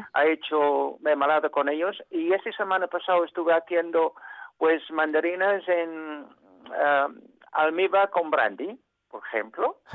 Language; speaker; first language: Spanish; non-native, fluent; English